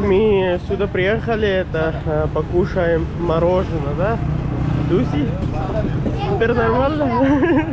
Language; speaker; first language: Russian; non-native, learner; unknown